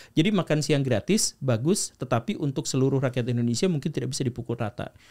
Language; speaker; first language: Indonesian; native; Indonesian